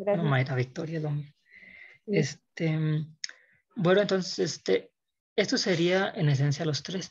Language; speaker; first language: Spanish; native; Spanish